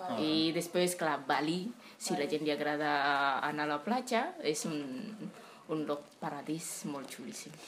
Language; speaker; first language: Catalan; non-native, fluent; Indonesian